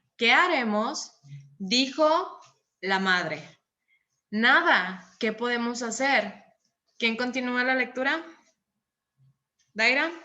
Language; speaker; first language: Spanish; native; Spanish